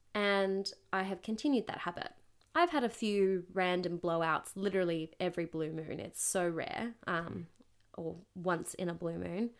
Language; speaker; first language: English; native; English